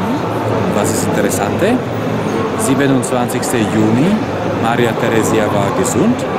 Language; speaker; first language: German; non-native, learner; Slovak